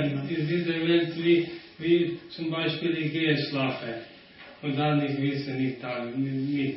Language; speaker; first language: German; non-native, learner; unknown